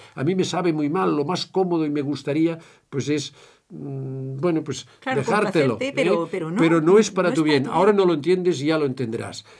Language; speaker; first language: Spanish; native; Spanish